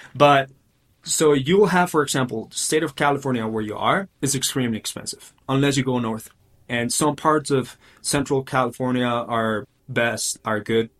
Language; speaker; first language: English; early bilingual, other home language; Spanish